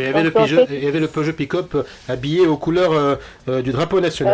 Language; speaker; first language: French; non-native, local second language; Arabic